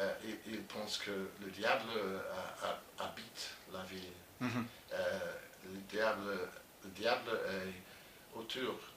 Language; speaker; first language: French; non-native, learner; English